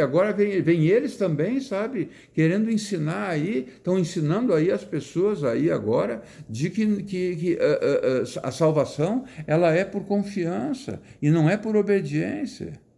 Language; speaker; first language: Portuguese; native; Portuguese